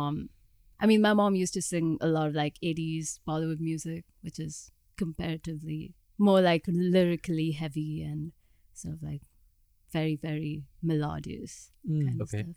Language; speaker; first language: English; non-native, local second language; Hindi